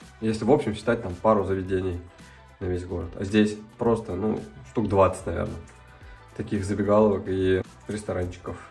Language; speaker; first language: Russian; native; Russian